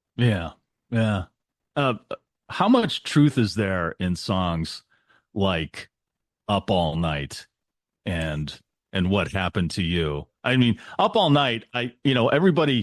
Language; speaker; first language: English; native; English